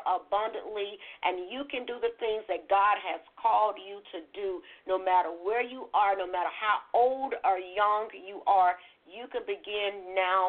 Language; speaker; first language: English; native; English